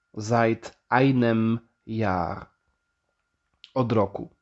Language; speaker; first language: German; non-native, fluent; Polish